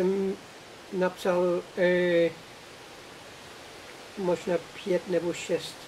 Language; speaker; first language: Czech; non-native, learner; English